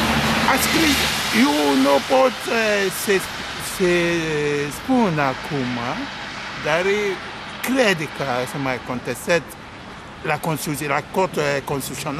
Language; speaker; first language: Romanian; non-native, local second language; Russian